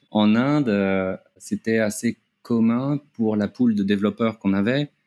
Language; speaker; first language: French; native; French